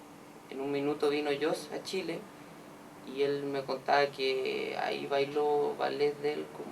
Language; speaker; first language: Spanish; native; Spanish